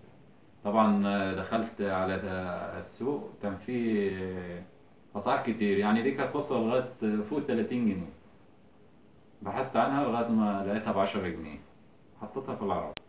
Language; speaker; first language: Arabic; native; Arabic